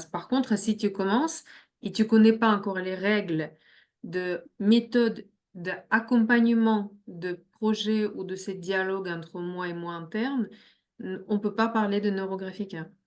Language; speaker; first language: French; non-native, fluent; Russian